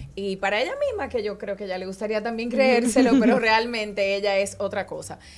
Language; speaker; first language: Spanish; native; Spanish